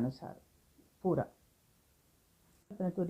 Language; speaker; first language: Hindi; non-native, local second language; Tulu